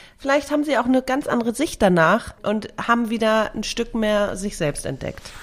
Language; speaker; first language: German; native; German